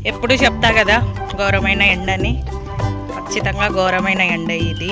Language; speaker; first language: Telugu; native; Telugu